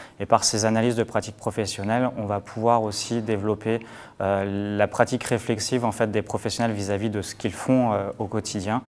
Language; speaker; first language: French; native; French